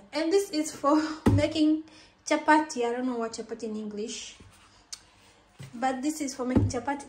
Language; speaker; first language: English; non-native, local second language; Swahili